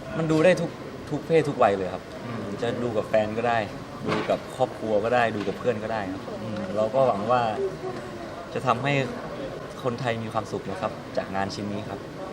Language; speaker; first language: Thai; native; Thai